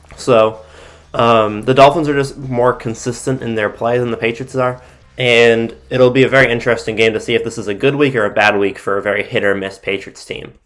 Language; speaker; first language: English; native; English